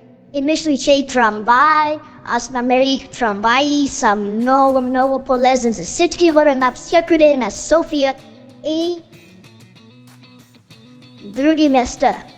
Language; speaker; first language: Bulgarian; non-native, learner; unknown